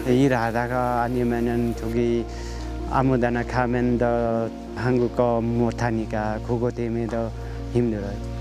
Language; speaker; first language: Korean; non-native, learner; Nepali